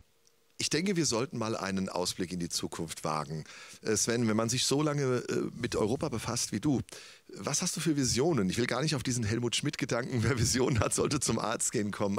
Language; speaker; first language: German; native; German